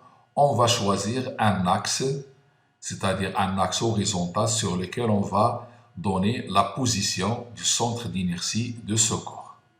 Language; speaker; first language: French; non-native, local second language; Arabic